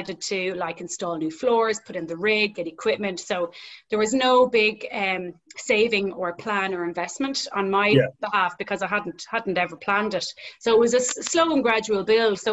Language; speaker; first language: English; native; English